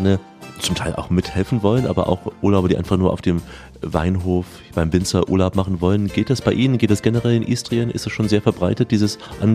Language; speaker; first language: German; native; German